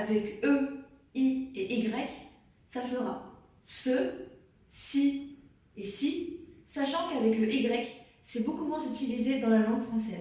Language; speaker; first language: French; native; French